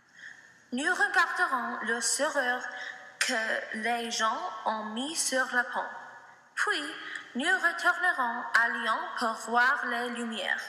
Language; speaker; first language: French; non-native, learner; English